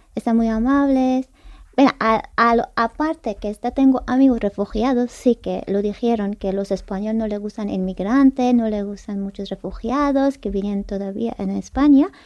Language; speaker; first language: Spanish; non-native, fluent; Persian